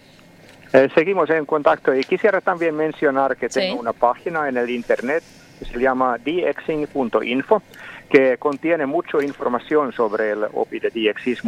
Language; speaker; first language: Spanish; non-native, fluent; Finnish